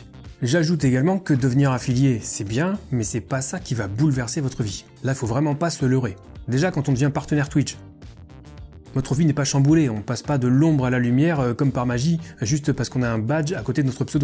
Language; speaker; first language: French; native; French